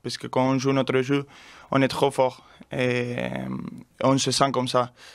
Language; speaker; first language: French; non-native, learner; Spanish